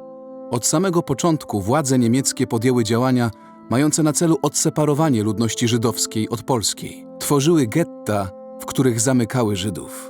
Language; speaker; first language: Polish; native; Polish